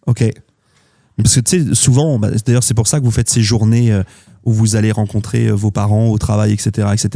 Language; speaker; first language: French; native; French